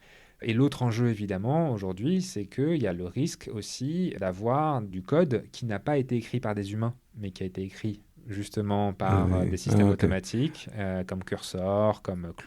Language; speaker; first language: French; native; French